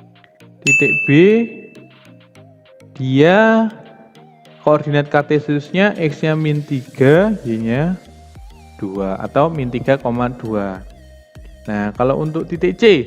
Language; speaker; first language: Indonesian; native; Indonesian